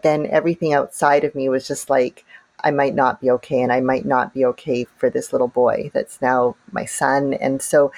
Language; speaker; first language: English; native; English